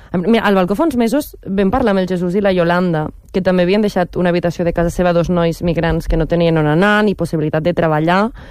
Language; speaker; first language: Catalan; native; Catalan